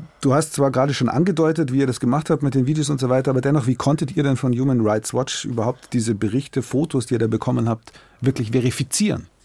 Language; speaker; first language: German; native; German